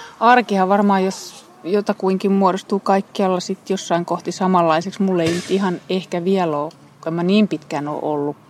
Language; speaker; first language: Finnish; native; Finnish